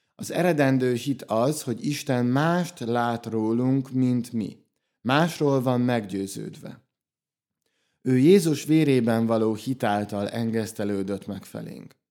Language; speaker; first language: Hungarian; native; Hungarian